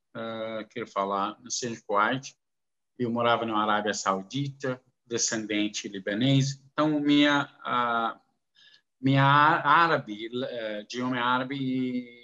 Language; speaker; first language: Portuguese; non-native, learner; Arabic